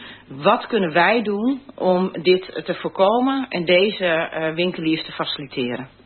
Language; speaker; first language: Dutch; native; Dutch